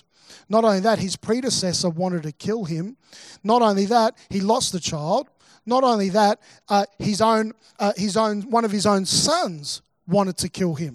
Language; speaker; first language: English; native; English